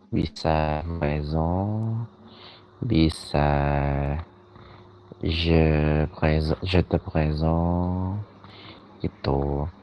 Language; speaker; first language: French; non-native, fluent; Indonesian